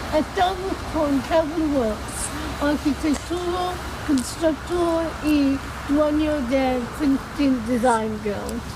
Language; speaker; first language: Spanish; non-native, learner; English